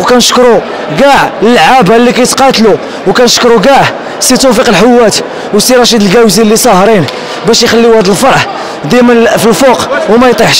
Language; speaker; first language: Arabic; native; Arabic